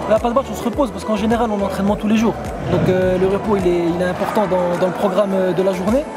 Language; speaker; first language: French; native; French